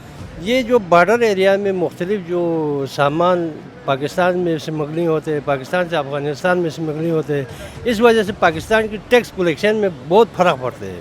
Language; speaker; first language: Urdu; non-native, local second language; Pashto